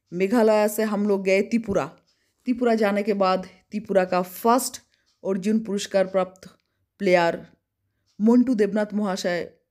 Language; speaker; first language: Hindi; non-native, local second language; Bangla